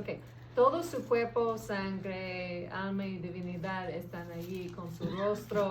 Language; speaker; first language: Spanish; early bilingual, heritage; English